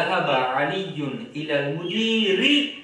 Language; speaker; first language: Arabic; non-native, learner; Haitian Creole